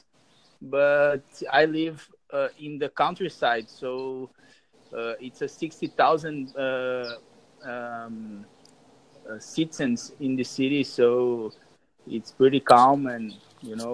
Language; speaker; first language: English; non-native, learner; Portuguese